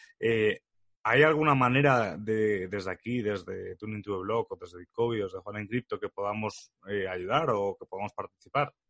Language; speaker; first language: Spanish; native; Spanish